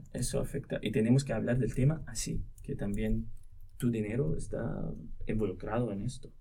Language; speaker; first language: Spanish; non-native, local second language; Arabic